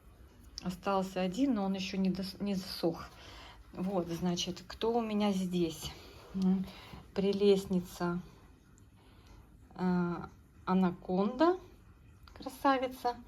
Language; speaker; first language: Russian; native; Russian